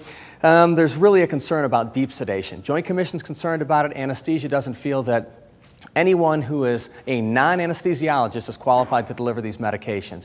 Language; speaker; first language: English; native; English